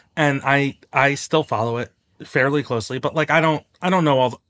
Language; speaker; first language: English; native; English